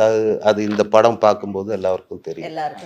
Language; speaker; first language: Tamil; non-native, learner; Malayalam